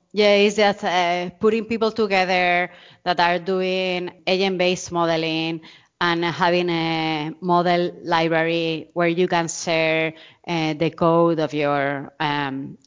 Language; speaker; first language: English; non-native, fluent; Spanish